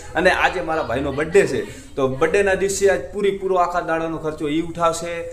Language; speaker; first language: Gujarati; native; Gujarati